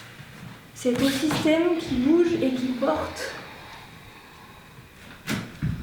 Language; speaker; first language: French; native; French